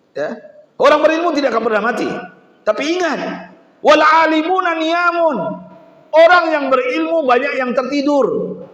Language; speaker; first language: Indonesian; native; Indonesian